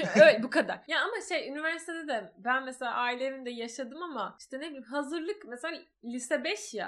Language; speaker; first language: Turkish; native; Turkish